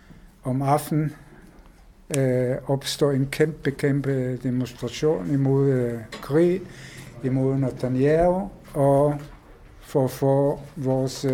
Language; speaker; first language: Danish; non-native, fluent; Hebrew